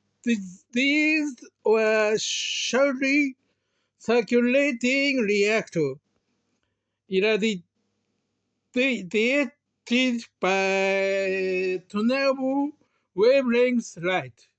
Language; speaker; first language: English; non-native, learner; Japanese